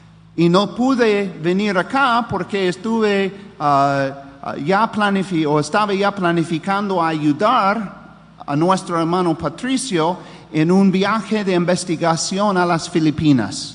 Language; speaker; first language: Spanish; non-native, fluent; English